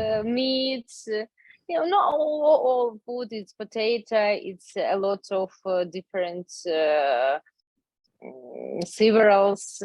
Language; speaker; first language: English; non-native, learner; Ukrainian